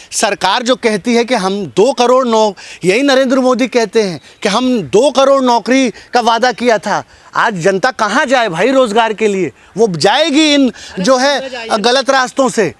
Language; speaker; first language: Hindi; native; Hindi